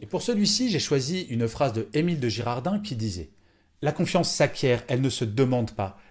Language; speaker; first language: French; native; French